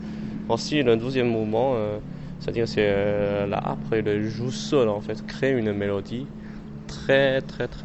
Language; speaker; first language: French; non-native, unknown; Chinese